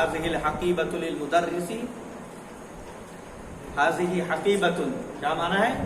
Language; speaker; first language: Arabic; non-native, fluent; Urdu